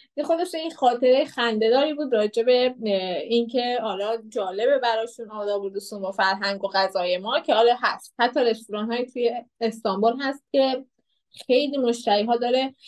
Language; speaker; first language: Persian; native; Persian